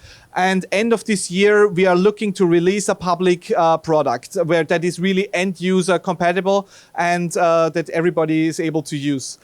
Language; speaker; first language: English; non-native, fluent; German